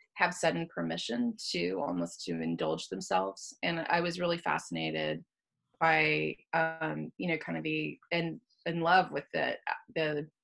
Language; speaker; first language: English; native; English